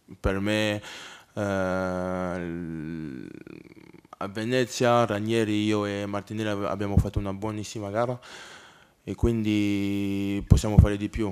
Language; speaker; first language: Italian; non-native, learner; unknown